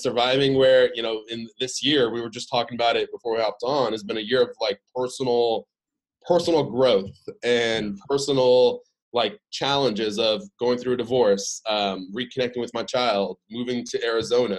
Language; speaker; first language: English; early bilingual, other home language; Arabic